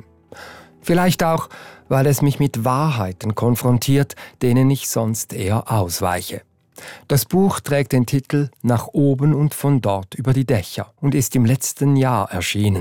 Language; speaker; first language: German; native; German